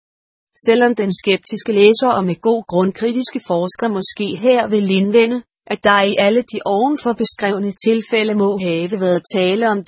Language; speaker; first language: Danish; native; Danish